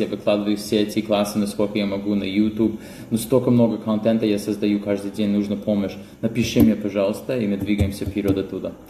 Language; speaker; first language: Russian; non-native, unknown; English